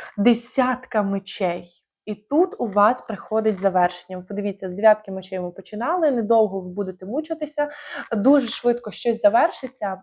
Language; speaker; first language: Ukrainian; non-native, local second language; Russian